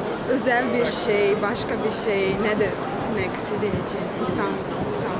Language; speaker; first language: Turkish; non-native, learner; Serbian